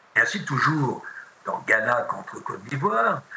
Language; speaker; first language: French; native; French